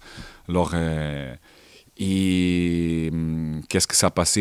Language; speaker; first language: French; non-native, fluent; Portuguese